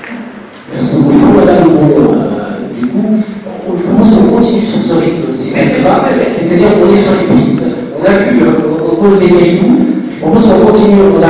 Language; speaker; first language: French; native; French